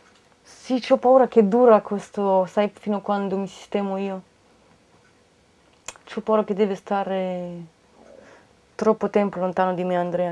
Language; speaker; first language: Italian; non-native, fluent; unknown